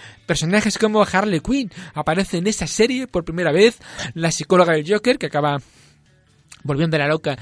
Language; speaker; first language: Spanish; native; Spanish